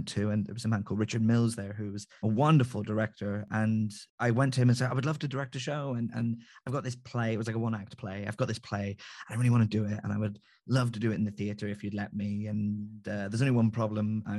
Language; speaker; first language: English; native; English